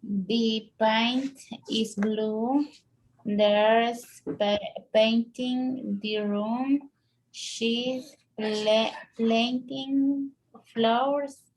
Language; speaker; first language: English; non-native, learner; Spanish